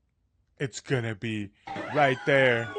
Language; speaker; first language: English; native; English